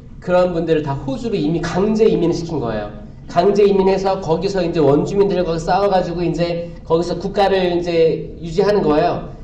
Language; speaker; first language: Korean; native; Korean